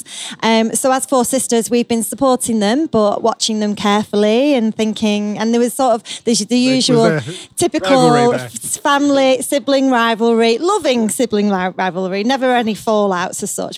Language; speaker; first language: English; native; English